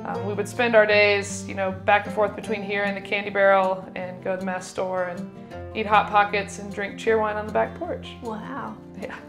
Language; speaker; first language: English; native; English